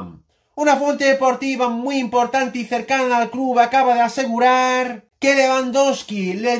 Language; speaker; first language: Spanish; native; Spanish